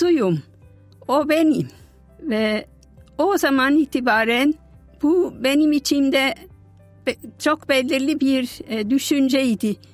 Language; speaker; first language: Turkish; non-native, fluent; German